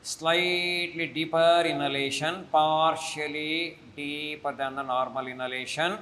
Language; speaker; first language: English; non-native, local second language; Kannada